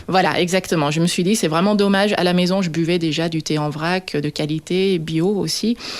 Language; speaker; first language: French; non-native, fluent; Dutch